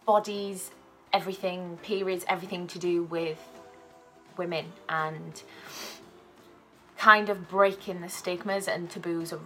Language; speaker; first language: English; native; English